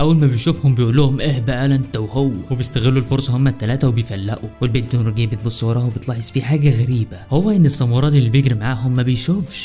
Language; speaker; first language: Arabic; native; Arabic